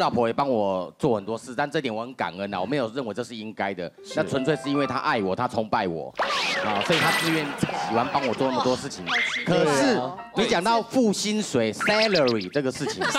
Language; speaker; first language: Chinese; native; Chinese